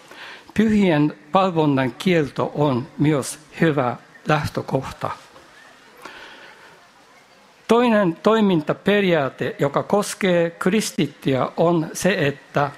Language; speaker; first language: Finnish; non-native, fluent; Japanese